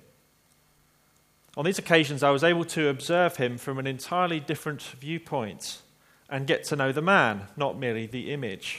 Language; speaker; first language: English; native; English